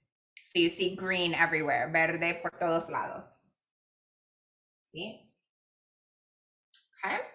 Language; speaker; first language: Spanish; non-native, fluent; English